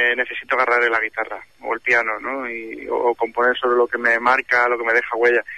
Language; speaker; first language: Spanish; native; Spanish